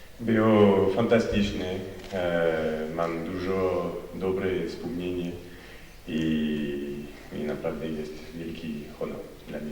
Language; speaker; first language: Polish; non-native, learner; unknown